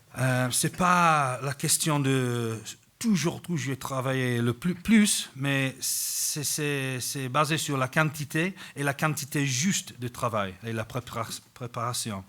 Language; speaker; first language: French; non-native, fluent; English